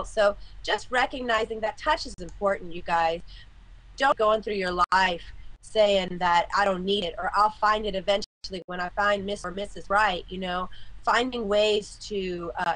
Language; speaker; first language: English; native; English